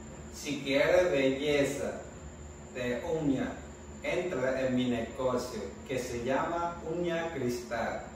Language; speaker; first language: Spanish; non-native, learner; Chinese